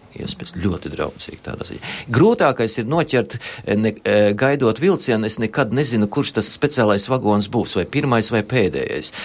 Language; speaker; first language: Latvian; native; Latvian